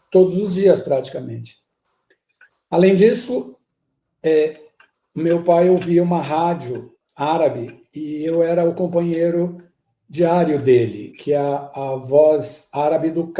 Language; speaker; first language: Portuguese; early bilingual, other home language; Guarani